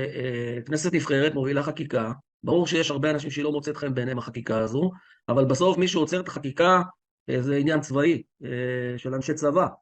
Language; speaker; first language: Hebrew; native; Hebrew